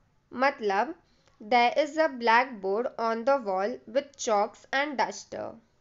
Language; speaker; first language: English; non-native, local second language; Hindi